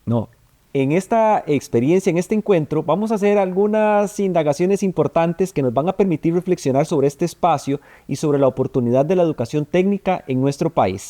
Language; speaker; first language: Spanish; native; Spanish